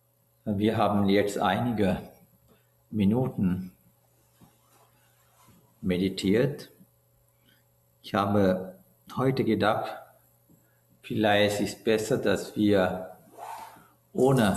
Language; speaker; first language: German; non-native, learner; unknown